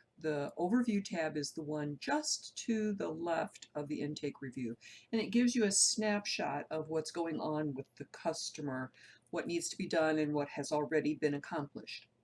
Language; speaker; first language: English; native; English